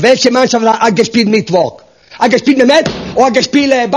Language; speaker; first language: German; non-native, learner; Italian